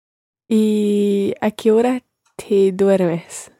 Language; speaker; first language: Spanish; non-native, learner; English